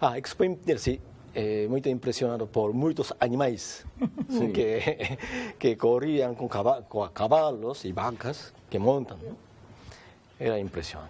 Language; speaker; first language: Portuguese; non-native, learner; Japanese